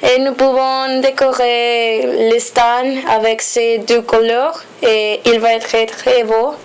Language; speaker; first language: French; non-native, learner; Spanish